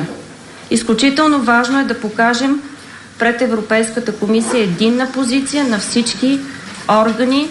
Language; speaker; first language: Bulgarian; native; Bulgarian